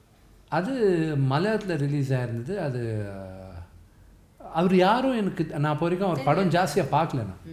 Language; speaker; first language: Tamil; non-native, local second language; Telugu